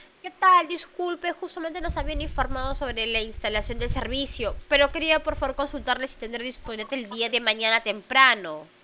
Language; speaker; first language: Spanish; native; Spanish